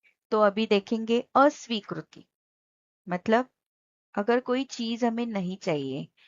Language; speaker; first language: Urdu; non-native, local second language; Marathi